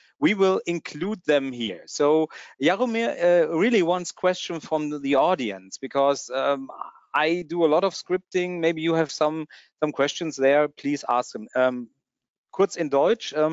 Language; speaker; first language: English; non-native, fluent; German